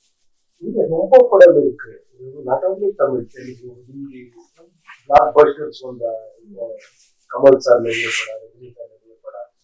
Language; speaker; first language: Tamil; non-native, learner; Kannada